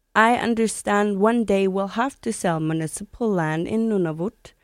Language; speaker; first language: English; native; English